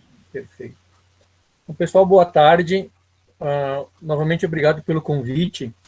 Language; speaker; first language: Portuguese; native; Portuguese